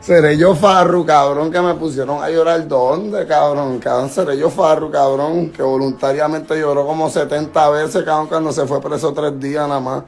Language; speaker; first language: Spanish; native; Spanish